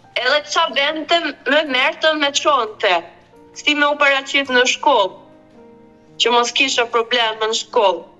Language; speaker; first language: Albanian; early bilingual, heritage; Albanian